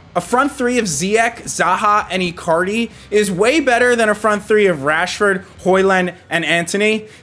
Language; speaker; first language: English; native; English